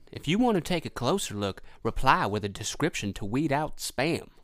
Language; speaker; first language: English; native; English